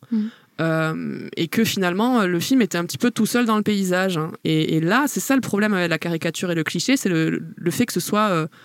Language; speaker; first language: French; native; French